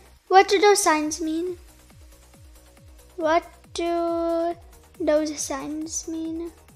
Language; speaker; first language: English; native; English